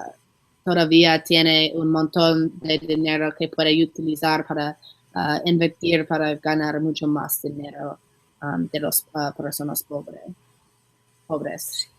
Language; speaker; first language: Spanish; non-native, learner; English